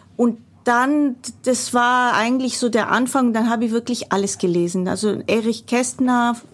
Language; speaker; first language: German; non-native, fluent; Greek